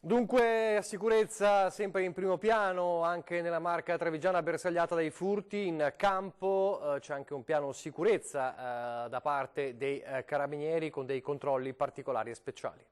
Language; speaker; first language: Italian; native; Italian